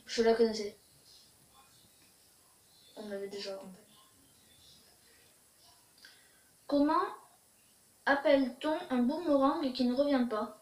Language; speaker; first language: French; native; French